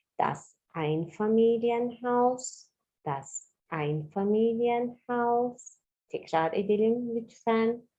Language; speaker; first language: Turkish; native; Turkish